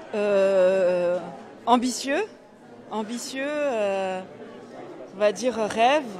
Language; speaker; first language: French; native; French